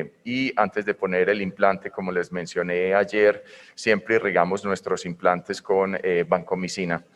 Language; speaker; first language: Spanish; native; Spanish